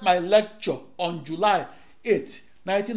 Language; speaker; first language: English; non-native, local second language; Igbo